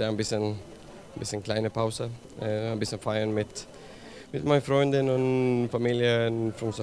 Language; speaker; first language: German; non-native, learner; Swedish